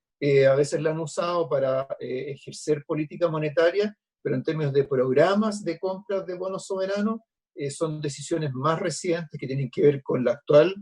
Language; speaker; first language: Spanish; native; Spanish